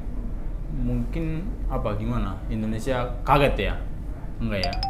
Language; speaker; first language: Indonesian; non-native, fluent; Japanese